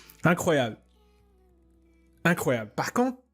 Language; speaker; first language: French; native; French